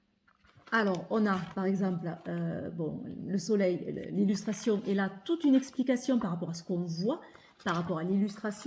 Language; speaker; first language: French; native; French